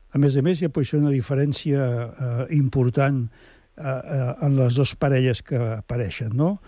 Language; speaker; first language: Catalan; early bilingual, other home language; Bulgarian